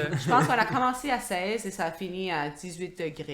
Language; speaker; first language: French; non-native, local second language; English